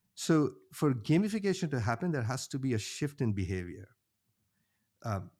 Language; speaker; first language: English; non-native, local second language; Bangla